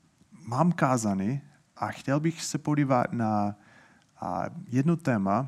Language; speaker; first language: Czech; non-native, fluent; English